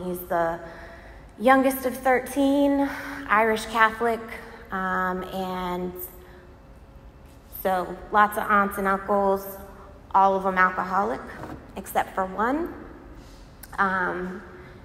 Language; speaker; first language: English; native; English